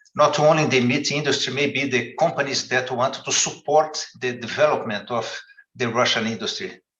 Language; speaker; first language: English; non-native, fluent; Portuguese